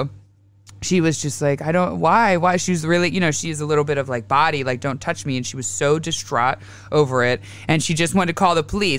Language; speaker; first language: English; native; English